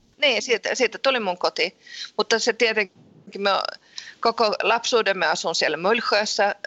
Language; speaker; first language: Finnish; early bilingual, heritage; Finnish